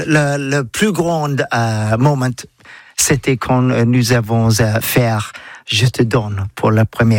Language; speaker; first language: French; non-native, learner; English